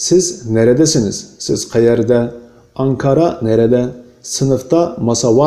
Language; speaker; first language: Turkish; non-native, fluent; Uyghur